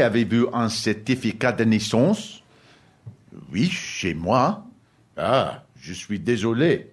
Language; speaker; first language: French; non-native, learner; English